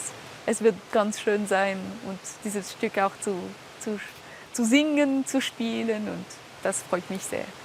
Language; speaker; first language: German; non-native, fluent; French